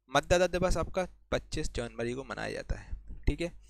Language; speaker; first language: Hindi; native; Hindi